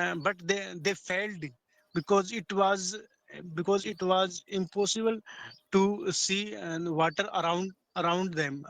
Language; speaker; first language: English; non-native, learner; Hindi